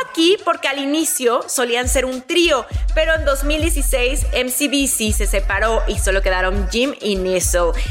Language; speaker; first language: Spanish; native; Spanish